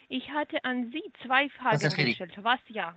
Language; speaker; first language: German; non-native, learner; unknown